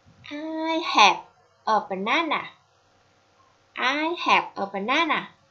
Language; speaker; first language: English; non-native, fluent; Vietnamese